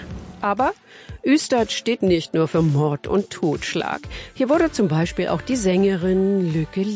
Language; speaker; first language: German; native; German